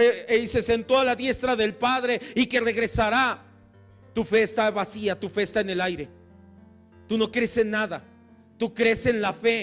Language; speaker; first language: Spanish; native; Spanish